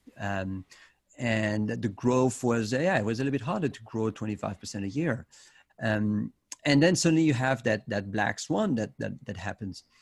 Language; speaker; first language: English; non-native, fluent; French